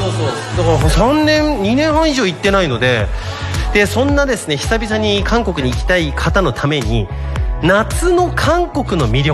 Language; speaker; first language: Japanese; native; Japanese